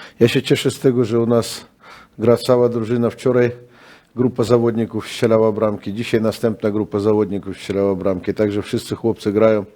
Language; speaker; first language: Polish; non-native, fluent; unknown